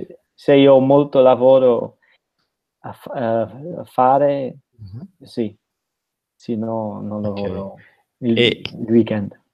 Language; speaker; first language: Italian; non-native, learner; Dutch